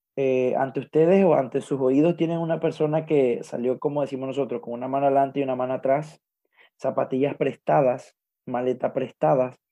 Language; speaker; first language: Spanish; native; Spanish